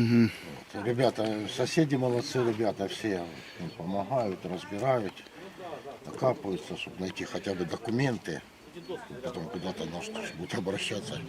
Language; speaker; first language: Russian; native; Russian